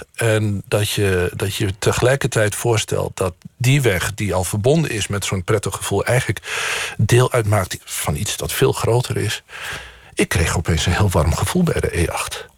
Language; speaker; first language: Dutch; native; Dutch